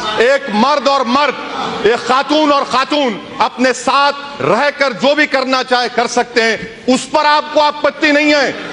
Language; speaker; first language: Urdu; native; Urdu